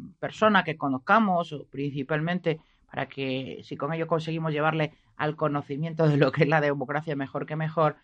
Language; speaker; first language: Spanish; native; Spanish